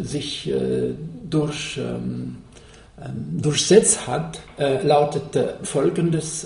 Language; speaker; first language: German; non-native, fluent; Arabic